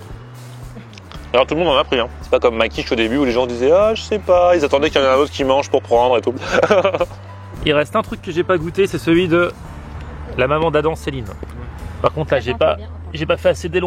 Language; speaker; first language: French; native; French